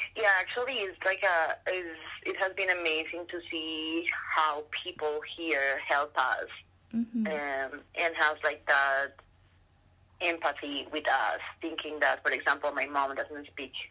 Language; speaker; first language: English; non-native, learner; Spanish